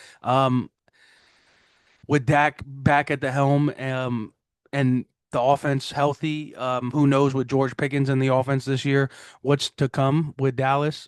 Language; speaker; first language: English; native; English